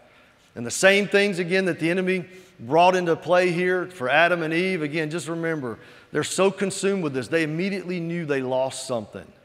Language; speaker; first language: English; native; English